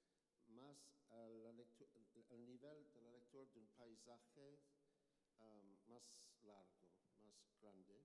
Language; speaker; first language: Spanish; non-native, learner; English